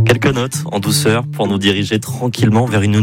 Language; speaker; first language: French; native; French